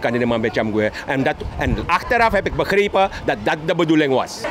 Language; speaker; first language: Dutch; native; Dutch